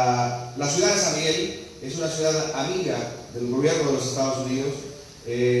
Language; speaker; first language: Spanish; native; Spanish